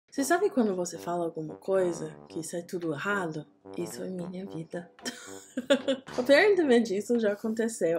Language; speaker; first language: Portuguese; non-native, learner; English